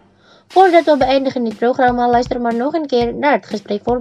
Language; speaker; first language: Dutch; non-native, learner; Indonesian